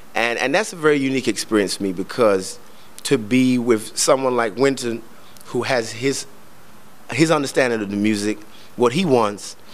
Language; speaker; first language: English; native; English